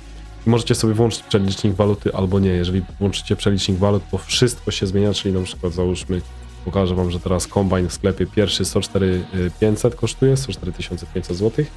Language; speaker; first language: Polish; native; Polish